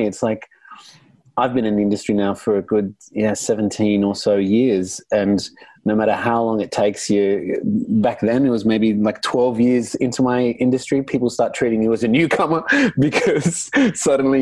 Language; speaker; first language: English; non-native, local second language; Arabic